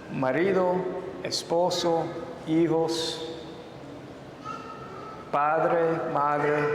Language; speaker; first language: Spanish; non-native, fluent; English